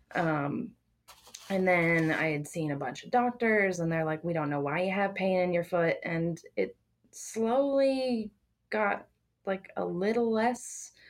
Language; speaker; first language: English; native; English